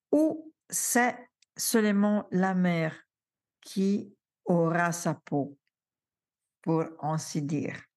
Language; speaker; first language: French; non-native, fluent; Italian